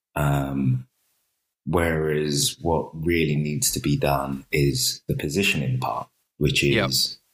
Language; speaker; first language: English; native; English